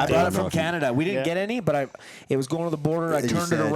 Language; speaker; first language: English; native; English